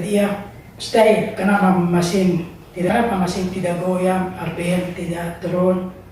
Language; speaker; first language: Indonesian; non-native, learner; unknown